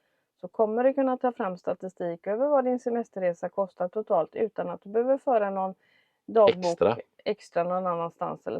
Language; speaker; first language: Swedish; native; Swedish